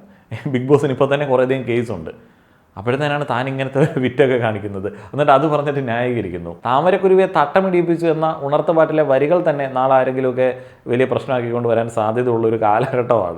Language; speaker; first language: Malayalam; native; Malayalam